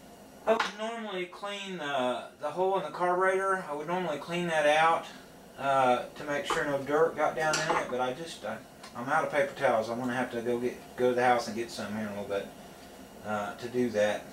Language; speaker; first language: English; native; English